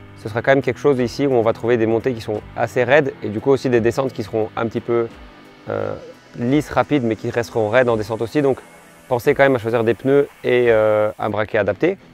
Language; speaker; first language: French; native; French